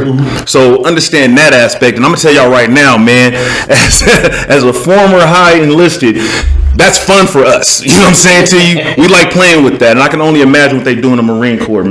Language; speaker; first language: English; native; English